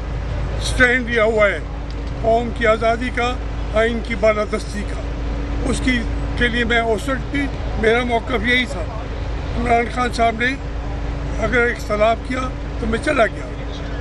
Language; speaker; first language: Urdu; native; Urdu